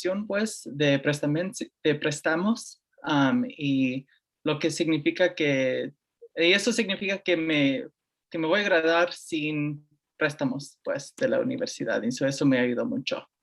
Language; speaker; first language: Spanish; early bilingual, heritage; Spanish